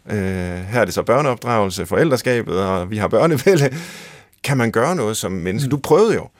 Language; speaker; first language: Danish; native; Danish